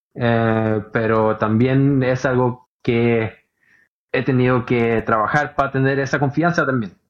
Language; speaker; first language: Spanish; early bilingual, heritage; Norwegian